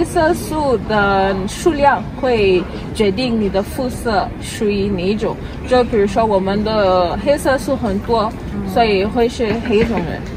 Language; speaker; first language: Chinese; non-native, fluent; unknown